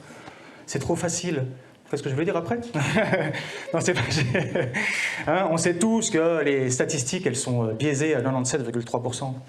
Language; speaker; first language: French; native; French